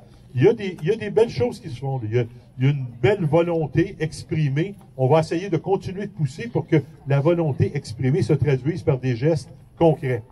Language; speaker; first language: French; native; French